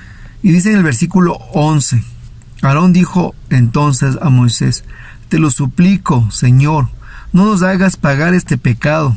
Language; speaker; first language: Spanish; native; Spanish